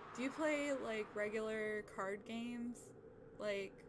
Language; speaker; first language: English; native; English